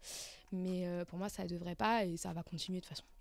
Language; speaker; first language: French; native; French